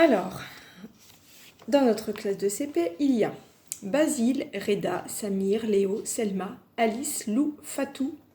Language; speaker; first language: French; native; French